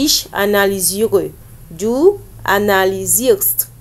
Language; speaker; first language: German; non-native, learner; French